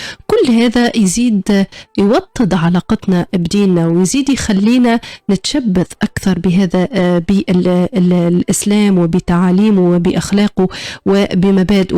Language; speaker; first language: Arabic; native; Arabic